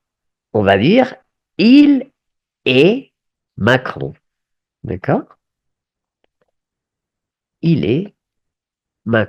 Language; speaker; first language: French; non-native, fluent; Spanish